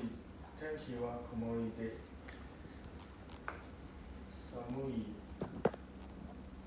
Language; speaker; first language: Japanese; non-native, learner; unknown